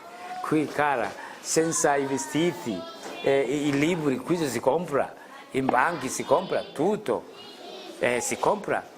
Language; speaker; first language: Italian; non-native, fluent; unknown